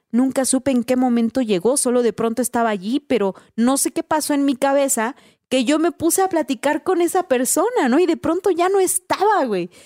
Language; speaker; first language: Spanish; native; Spanish